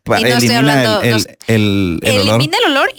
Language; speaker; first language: Spanish; native; Spanish